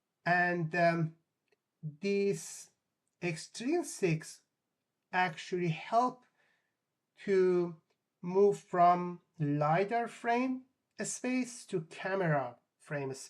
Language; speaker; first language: English; non-native, fluent; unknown